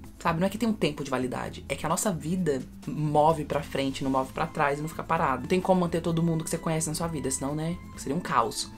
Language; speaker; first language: Portuguese; early bilingual, heritage; Portuguese